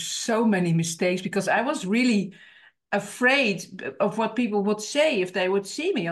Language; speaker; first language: English; non-native, fluent; Dutch